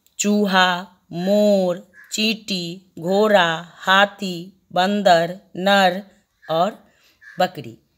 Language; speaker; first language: Hindi; native; Hindi